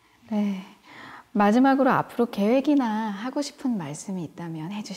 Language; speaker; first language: Korean; native; Korean